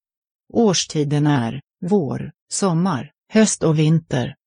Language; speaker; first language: Swedish; non-native, learner; English